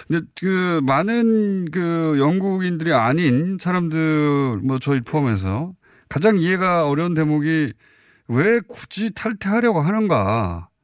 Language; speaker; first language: Korean; native; Korean